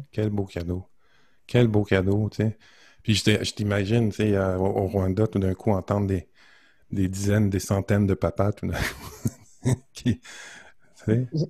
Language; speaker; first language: French; native; French